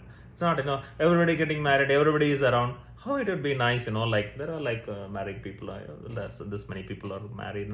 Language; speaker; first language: English; non-native, local second language; Tamil